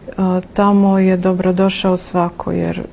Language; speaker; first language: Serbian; non-native, fluent; Russian